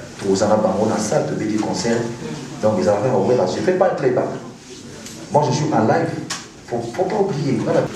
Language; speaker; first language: French; non-native, local second language; Lingala